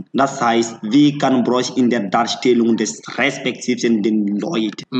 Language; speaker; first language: German; non-native, learner; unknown